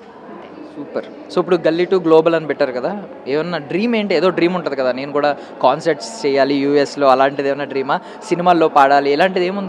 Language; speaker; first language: Telugu; native; Telugu